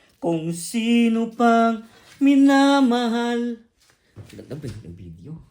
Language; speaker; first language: Filipino; native; Filipino